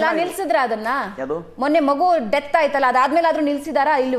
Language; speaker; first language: Kannada; native; Kannada